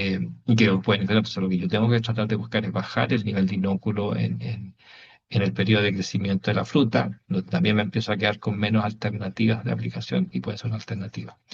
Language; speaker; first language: Spanish; native; Spanish